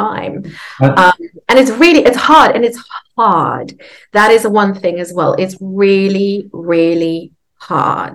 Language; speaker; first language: English; native; English